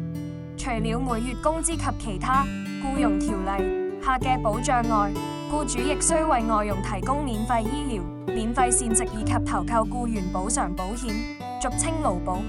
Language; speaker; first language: Cantonese; native; Cantonese